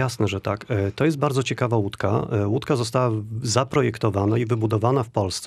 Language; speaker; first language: Polish; native; Polish